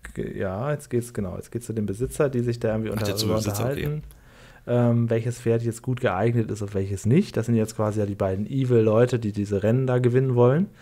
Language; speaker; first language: German; native; German